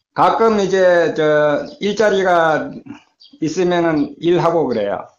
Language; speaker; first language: Korean; native; Korean